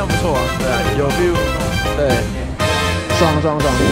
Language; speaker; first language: Chinese; native; Chinese